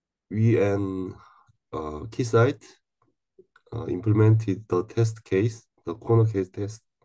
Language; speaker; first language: English; non-native, learner; Korean